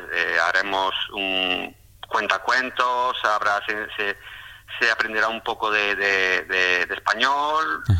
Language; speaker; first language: Spanish; native; Spanish